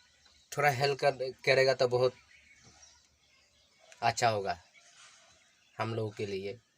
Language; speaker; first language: Hindi; non-native, local second language; Kok Borok